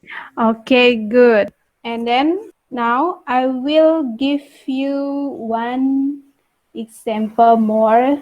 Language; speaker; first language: English; non-native, fluent; Indonesian